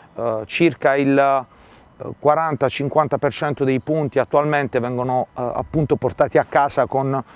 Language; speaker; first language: Italian; native; Italian